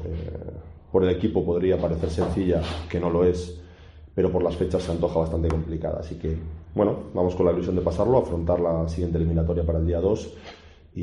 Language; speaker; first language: Spanish; native; Spanish